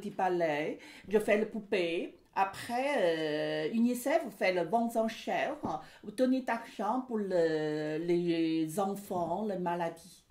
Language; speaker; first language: French; non-native, learner; Chinese